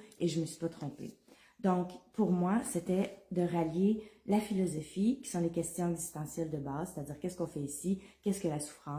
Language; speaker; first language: French; native; French